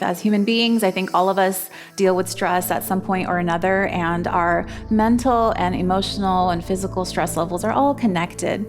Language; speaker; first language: English; native; English